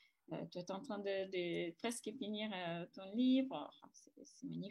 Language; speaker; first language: French; non-native, fluent; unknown